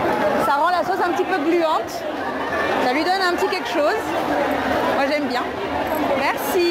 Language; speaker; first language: French; native; French